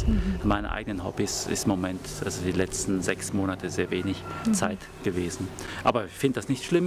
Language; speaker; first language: German; early bilingual, other home language; Korean